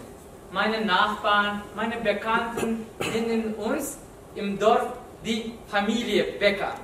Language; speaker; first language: German; non-native, learner; Uzbek